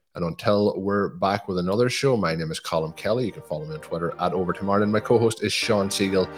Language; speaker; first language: English; native; English